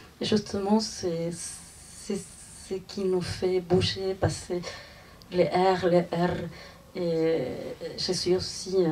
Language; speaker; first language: French; non-native, fluent; Spanish